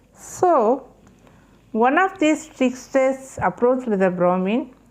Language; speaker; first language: English; non-native, local second language; Tamil